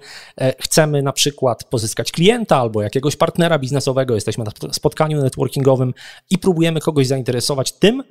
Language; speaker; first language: Polish; native; Polish